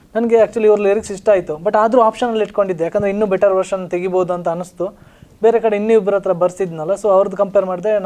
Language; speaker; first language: Kannada; non-native, local second language; Tulu